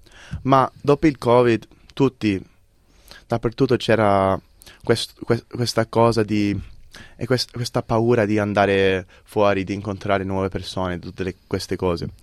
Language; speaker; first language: Italian; early bilingual, heritage; English